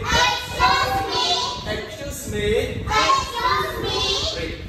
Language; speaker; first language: English; non-native, learner; Khmer